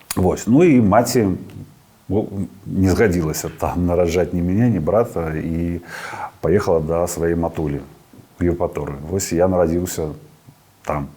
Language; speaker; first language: Belarusian; non-native, local second language; Russian